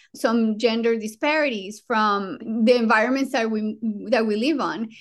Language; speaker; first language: English; non-native, fluent; Spanish